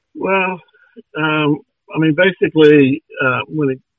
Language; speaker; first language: English; native; English